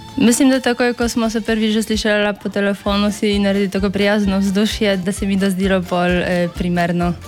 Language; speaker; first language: Slovenian; non-native, fluent; Polish